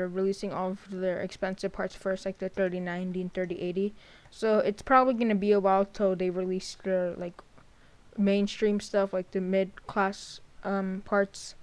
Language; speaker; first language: English; native; English